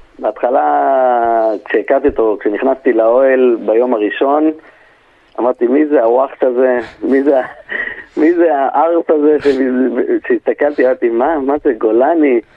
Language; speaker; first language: Hebrew; native; Hebrew